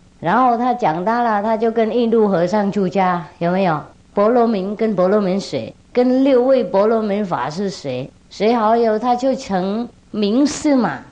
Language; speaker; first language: Chinese; non-native, fluent; Vietnamese